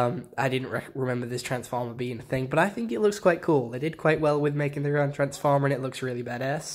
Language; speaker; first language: English; native; English